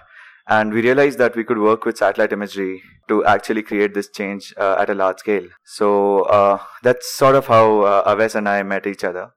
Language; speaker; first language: English; non-native, local second language; Marathi